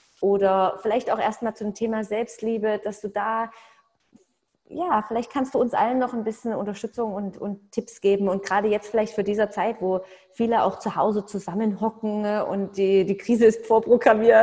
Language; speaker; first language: German; native; German